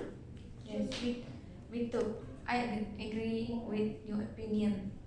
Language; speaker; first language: English; non-native, learner; Malay